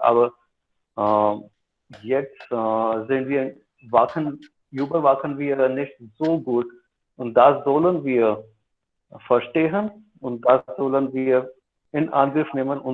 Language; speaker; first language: German; non-native, fluent; Hindi